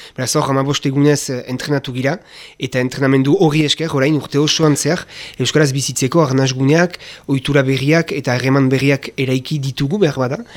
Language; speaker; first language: Basque; native; Basque